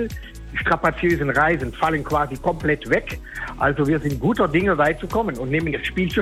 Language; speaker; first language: German; native; German